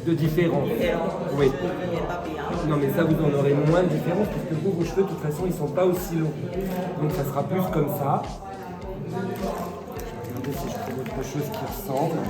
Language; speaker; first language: French; native; French